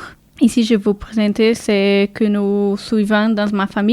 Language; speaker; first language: French; non-native, learner; Portuguese